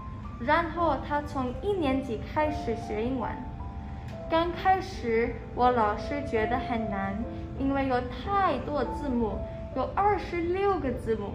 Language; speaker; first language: Chinese; non-native, fluent; English